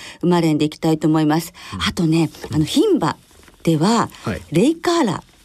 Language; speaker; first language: Japanese; native; Japanese